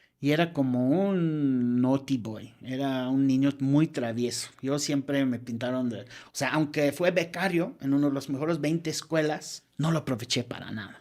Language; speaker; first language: Spanish; non-native, fluent; English